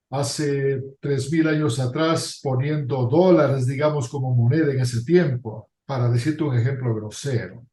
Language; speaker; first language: Spanish; native; Spanish